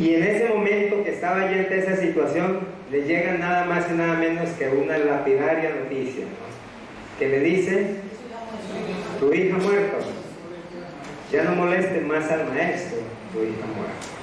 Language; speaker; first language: Spanish; native; Spanish